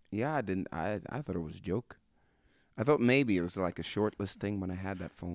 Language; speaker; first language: English; non-native, fluent; Norwegian